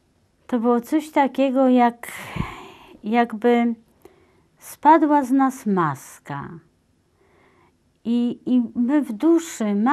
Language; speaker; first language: Polish; native; Polish